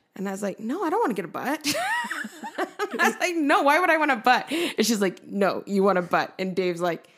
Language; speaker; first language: English; native; English